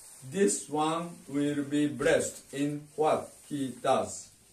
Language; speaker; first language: English; non-native, learner; Japanese